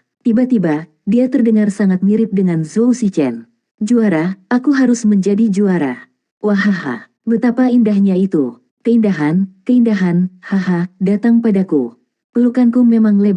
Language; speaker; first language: Indonesian; native; Indonesian